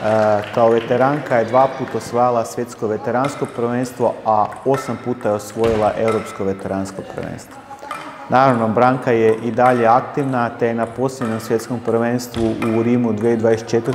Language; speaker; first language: Croatian; native; Croatian